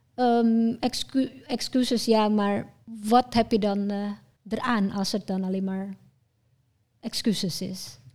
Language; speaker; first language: Dutch; non-native, fluent; Indonesian